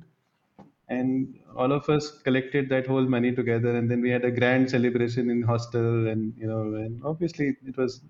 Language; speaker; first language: English; non-native, local second language; Bangla